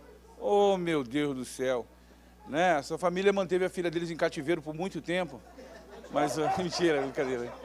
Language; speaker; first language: Portuguese; native; Portuguese